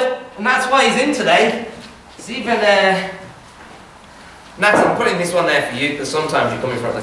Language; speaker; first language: English; native; English